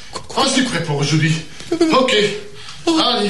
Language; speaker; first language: French; non-native, fluent; English